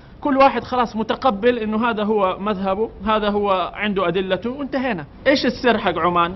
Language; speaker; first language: Arabic; native; Arabic